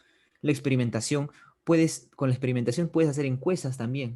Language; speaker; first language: Spanish; native; Spanish